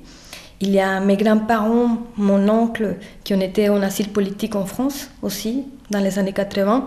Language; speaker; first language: French; non-native, fluent; Spanish